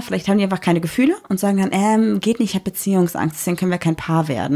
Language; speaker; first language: German; native; German